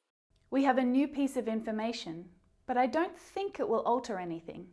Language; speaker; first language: English; native; English